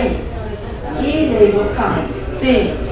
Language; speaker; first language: Spanish; native; Spanish